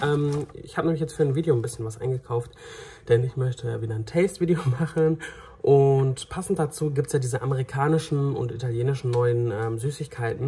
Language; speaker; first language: German; native; German